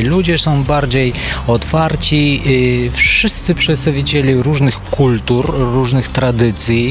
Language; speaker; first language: Polish; non-native, fluent; Bulgarian